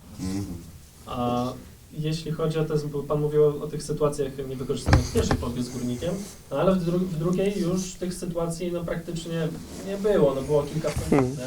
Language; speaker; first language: Polish; native; Polish